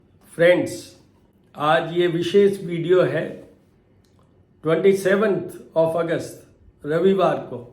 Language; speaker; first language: Hindi; native; Hindi